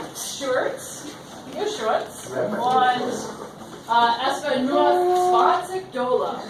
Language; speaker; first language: German; non-native, fluent; English